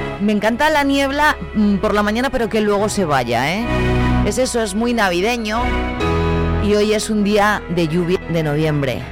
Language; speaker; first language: Spanish; native; Spanish